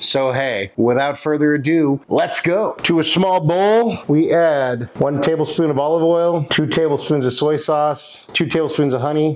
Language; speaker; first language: English; native; English